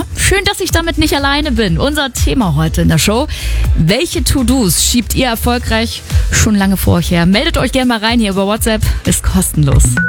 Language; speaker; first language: German; native; German